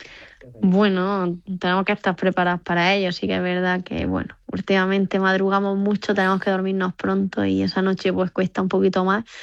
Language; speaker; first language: Spanish; native; Spanish